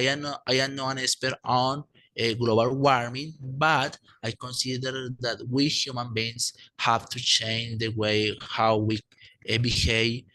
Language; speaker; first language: English; non-native, fluent; Spanish